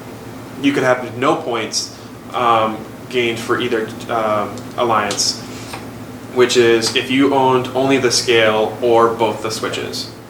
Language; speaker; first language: English; native; English